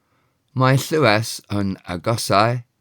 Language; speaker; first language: Welsh; non-native, fluent; English